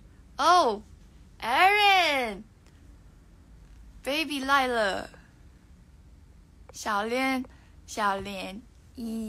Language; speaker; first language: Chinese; non-native, learner; Mongolian